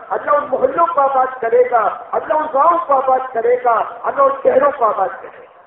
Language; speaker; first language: Urdu; native; Urdu